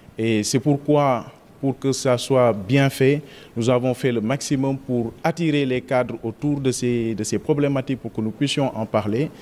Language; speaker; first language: French; non-native, local second language; Wolof